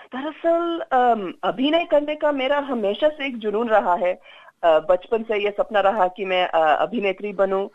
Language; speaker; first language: Hindi; non-native, fluent; Kannada